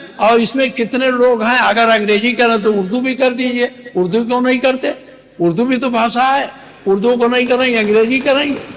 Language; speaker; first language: Hindi; native; Hindi